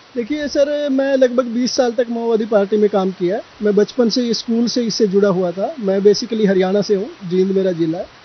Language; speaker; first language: Hindi; native; Hindi